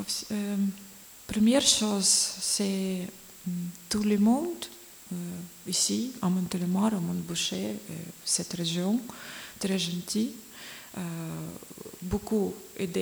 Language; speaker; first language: French; non-native, learner; Ukrainian